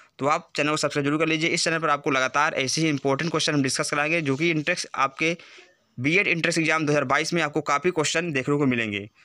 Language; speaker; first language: Hindi; native; Hindi